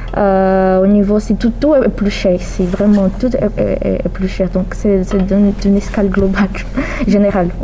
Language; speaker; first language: French; non-native, fluent; Portuguese